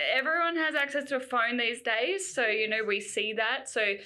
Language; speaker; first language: English; native; English